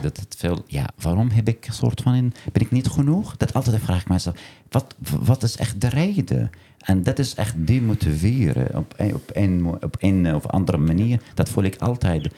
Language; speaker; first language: Dutch; non-native, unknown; Arabic